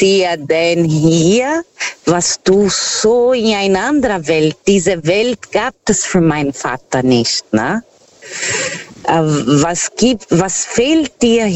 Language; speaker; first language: German; non-native, fluent; Portuguese